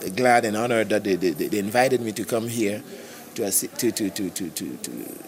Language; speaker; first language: English; non-native, local second language; French